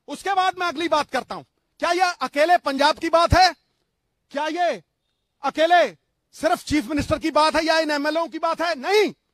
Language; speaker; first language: Hindi; non-native, local second language; Punjabi